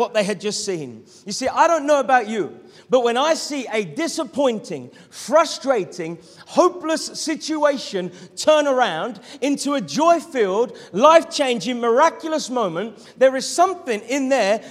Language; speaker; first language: English; native; English